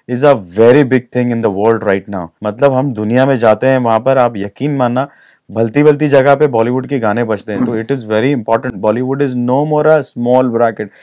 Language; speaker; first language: Hindi; native; Hindi